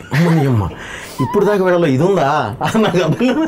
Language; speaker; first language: Telugu; native; Telugu